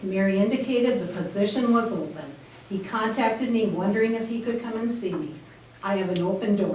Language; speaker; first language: English; native; English